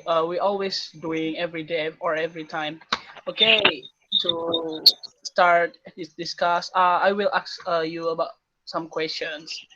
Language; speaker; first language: English; non-native, learner; Indonesian